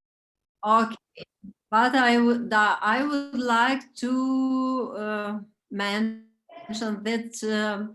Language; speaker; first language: English; non-native, learner; Romanian